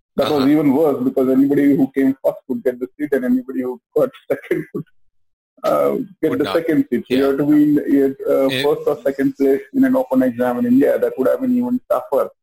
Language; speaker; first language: English; non-native, local second language; Kannada